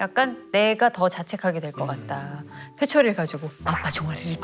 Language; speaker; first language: Korean; native; Korean